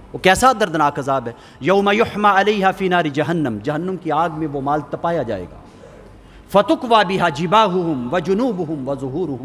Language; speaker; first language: Urdu; native; Urdu